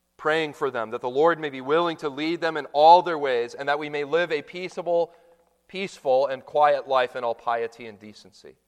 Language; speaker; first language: English; native; English